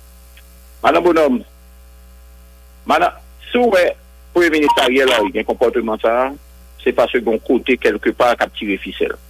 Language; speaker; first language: French; non-native, local second language; Haitian Creole